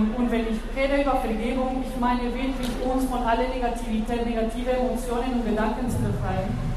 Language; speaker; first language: German; non-native, fluent; Spanish